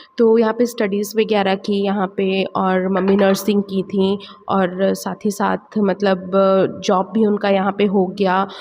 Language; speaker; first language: Hindi; non-native, local second language; Malayalam